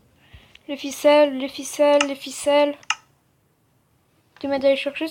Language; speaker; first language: French; native; French